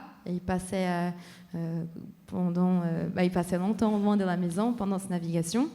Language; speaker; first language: French; non-native, fluent; Portuguese